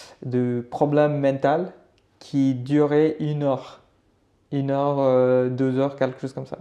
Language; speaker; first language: French; non-native, learner; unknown